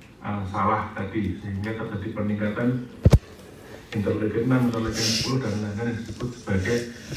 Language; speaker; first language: Indonesian; native; Indonesian